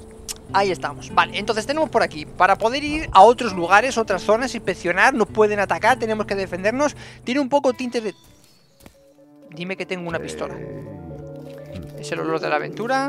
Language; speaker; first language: Spanish; native; Spanish